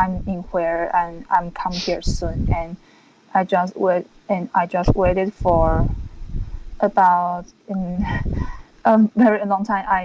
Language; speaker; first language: English; non-native, learner; Chinese